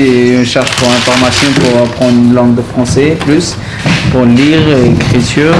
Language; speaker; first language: French; non-native, learner; Pashto